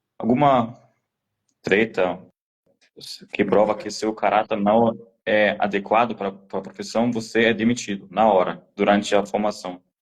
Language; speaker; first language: Portuguese; native; Portuguese